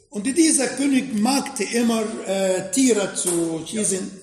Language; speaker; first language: German; non-native, fluent; Arabic